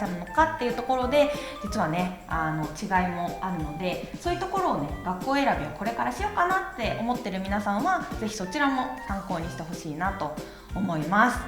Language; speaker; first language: Japanese; native; Japanese